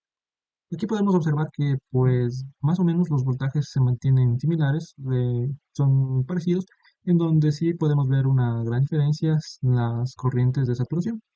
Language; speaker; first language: Spanish; native; Spanish